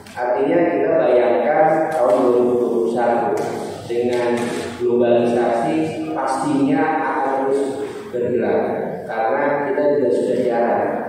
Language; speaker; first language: Indonesian; native; Indonesian